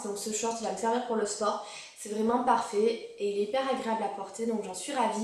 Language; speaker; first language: French; native; French